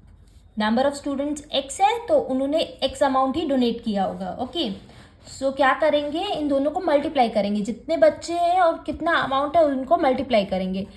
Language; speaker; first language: Hindi; native; Hindi